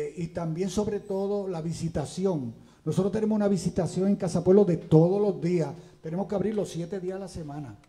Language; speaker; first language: Spanish; native; Spanish